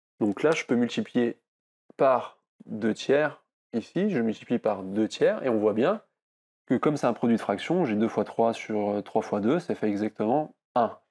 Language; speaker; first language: French; native; French